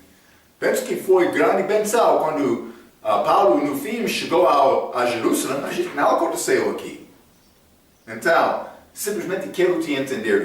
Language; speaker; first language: Portuguese; non-native, fluent; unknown